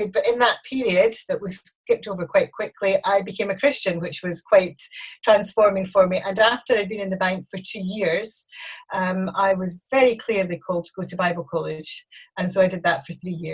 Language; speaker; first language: English; native; English